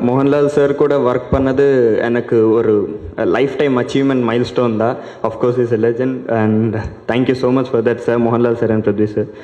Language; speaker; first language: Tamil; non-native, learner; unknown